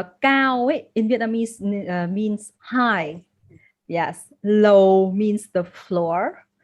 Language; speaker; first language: English; non-native, fluent; Vietnamese